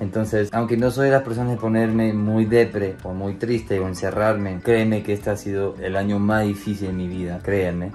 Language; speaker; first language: Spanish; non-native, fluent; English